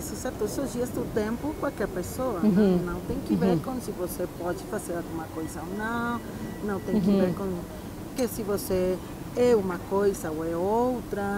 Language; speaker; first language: Portuguese; non-native, fluent; Spanish